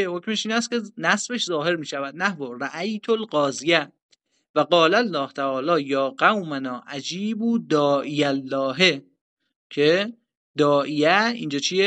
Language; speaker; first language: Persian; native; Persian